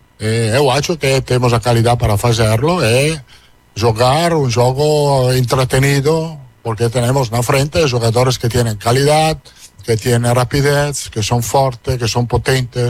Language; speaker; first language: Portuguese; non-native, learner; Italian